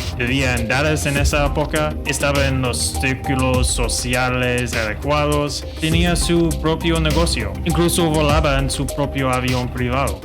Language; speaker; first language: Spanish; non-native, fluent; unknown